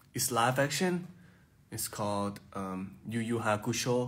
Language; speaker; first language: English; non-native, fluent; Thai